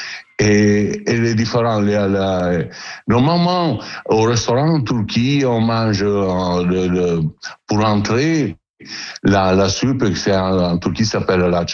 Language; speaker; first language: French; non-native, learner; Italian